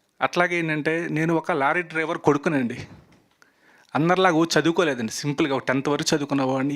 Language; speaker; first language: Telugu; native; Telugu